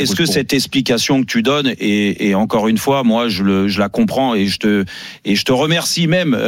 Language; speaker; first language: French; native; French